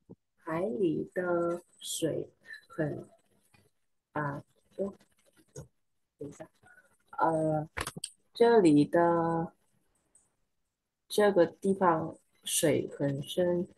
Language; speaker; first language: Chinese; non-native, learner; Vietnamese